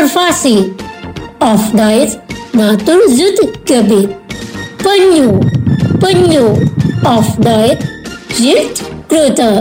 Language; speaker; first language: German; non-native, fluent; Indonesian